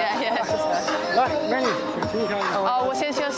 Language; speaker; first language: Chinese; non-native, fluent; English